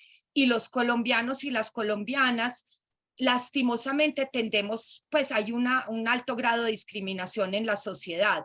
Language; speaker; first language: Spanish; native; Spanish